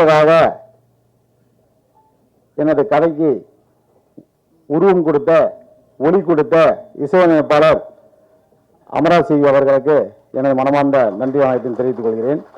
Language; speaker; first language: Tamil; native; Tamil